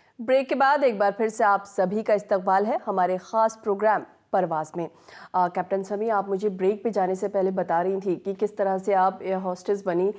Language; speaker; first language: Hindi; native; Hindi